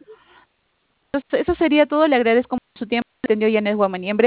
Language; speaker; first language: Spanish; native; Spanish